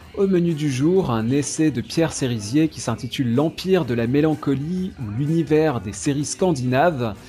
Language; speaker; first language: French; native; French